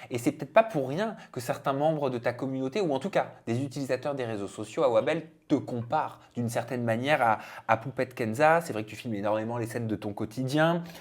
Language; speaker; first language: French; native; French